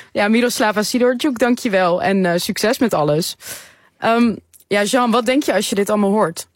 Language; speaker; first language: Dutch; native; Dutch